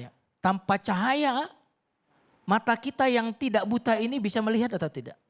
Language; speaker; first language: Indonesian; native; Indonesian